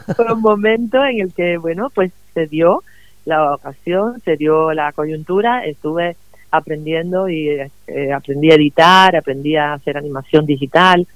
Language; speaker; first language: Spanish; native; Spanish